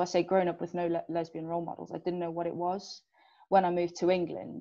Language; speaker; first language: English; native; English